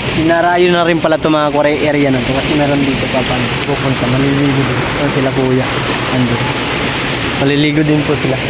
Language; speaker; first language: Filipino; non-native, local second language; Waray